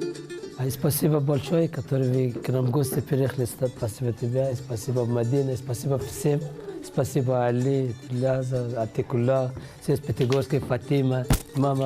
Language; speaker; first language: Russian; non-native, learner; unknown